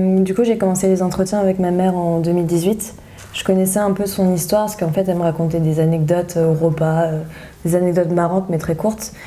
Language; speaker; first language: French; early bilingual, other home language; Vietnamese